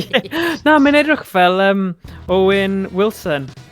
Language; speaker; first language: Welsh; native; Welsh